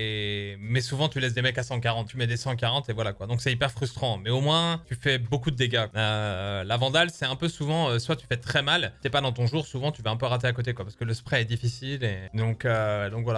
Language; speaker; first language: French; native; French